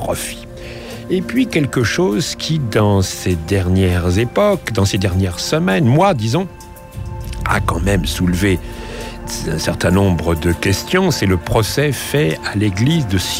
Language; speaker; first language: French; native; French